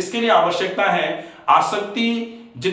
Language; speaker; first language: Hindi; native; Hindi